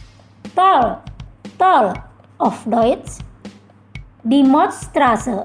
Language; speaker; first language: German; non-native, learner; Indonesian